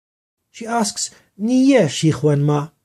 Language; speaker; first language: Chinese; non-native, learner; English